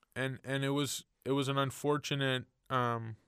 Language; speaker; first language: English; native; English